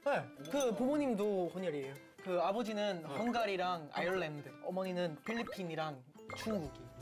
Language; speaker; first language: Korean; non-native, fluent; English